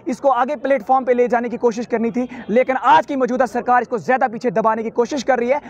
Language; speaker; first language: Hindi; native; Hindi